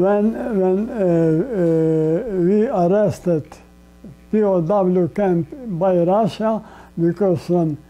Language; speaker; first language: English; non-native, learner; Polish